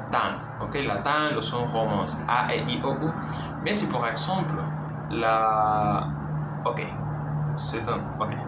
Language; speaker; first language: French; non-native, learner; Spanish